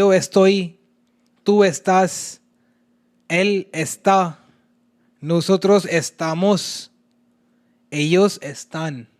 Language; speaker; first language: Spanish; non-native, fluent; Hindi